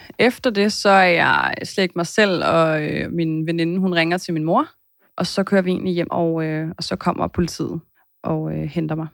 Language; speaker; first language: Danish; native; Danish